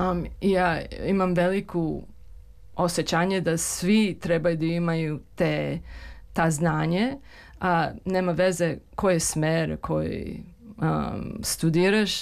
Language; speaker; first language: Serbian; early bilingual, heritage; Serbian